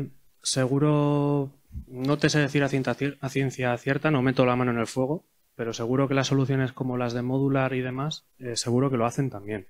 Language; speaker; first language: Spanish; native; Spanish